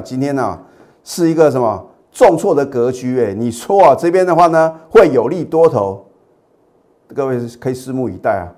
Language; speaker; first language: Chinese; native; Chinese